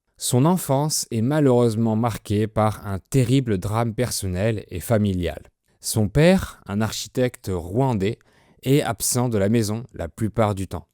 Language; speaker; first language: French; native; French